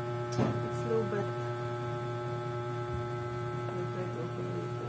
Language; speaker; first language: English; non-native, local second language; Filipino